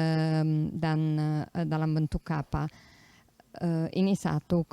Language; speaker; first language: Indonesian; non-native, fluent; Italian